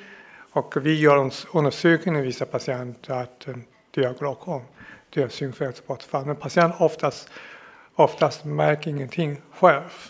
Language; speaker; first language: Swedish; non-native, fluent; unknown